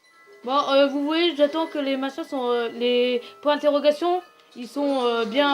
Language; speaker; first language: French; native; French